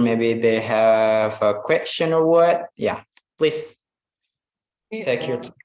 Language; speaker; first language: English; non-native, fluent; Indonesian